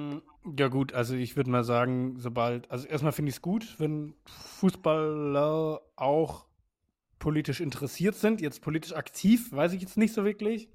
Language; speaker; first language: German; native; German